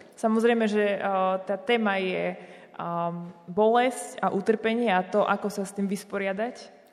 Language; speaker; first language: Slovak; native; Slovak